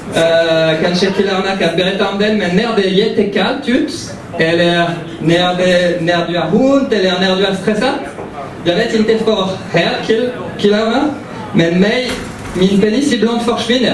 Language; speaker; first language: Swedish; early bilingual, heritage; French